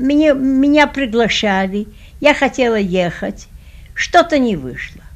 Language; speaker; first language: Russian; early bilingual, heritage; Russian